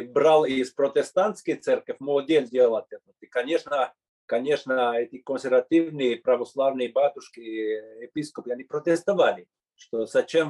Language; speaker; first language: Russian; non-native, fluent; Finnish